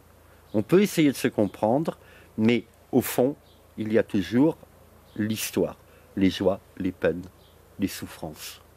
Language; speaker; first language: French; native; French